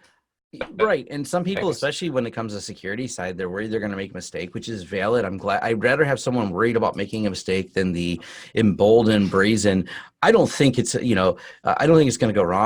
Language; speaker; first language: English; native; English